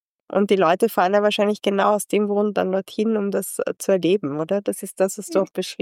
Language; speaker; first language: German; native; German